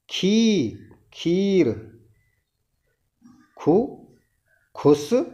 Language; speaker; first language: Hindi; native; Hindi